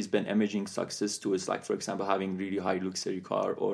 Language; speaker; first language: English; non-native, fluent; Persian